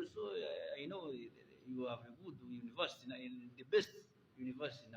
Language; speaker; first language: English; non-native, learner; Kinyarwanda